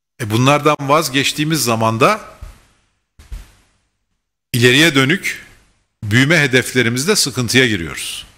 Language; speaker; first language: Turkish; native; Turkish